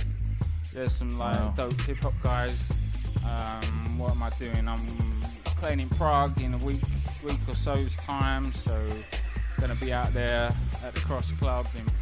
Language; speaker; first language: English; native; English